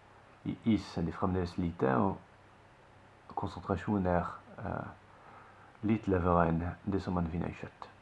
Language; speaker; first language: Norwegian; non-native, fluent; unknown